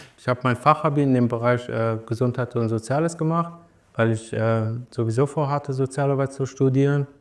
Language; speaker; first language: German; non-native, fluent; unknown